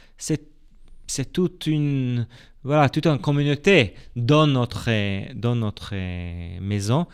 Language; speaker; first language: French; non-native, fluent; Hebrew